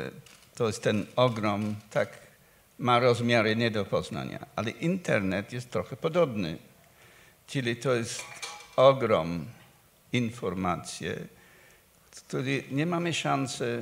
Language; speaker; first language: Polish; non-native, fluent; English